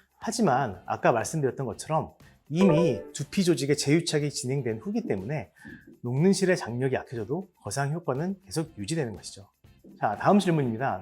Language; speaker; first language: Korean; native; Korean